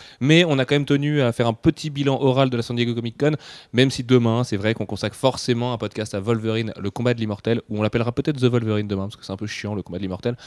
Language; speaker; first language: French; native; French